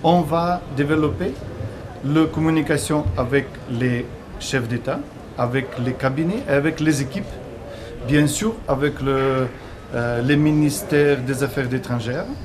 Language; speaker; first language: French; non-native, learner; Ukrainian